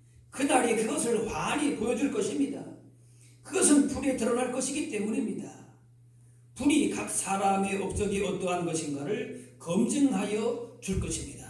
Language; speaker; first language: Korean; native; Korean